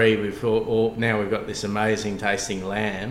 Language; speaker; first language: English; native; English